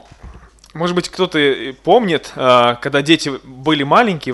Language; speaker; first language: Russian; native; Russian